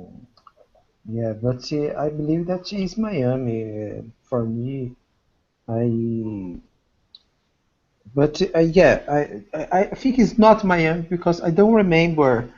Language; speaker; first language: English; non-native, learner; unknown